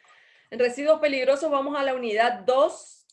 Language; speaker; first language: Spanish; native; Spanish